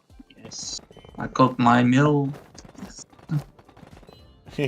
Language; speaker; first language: English; non-native, fluent; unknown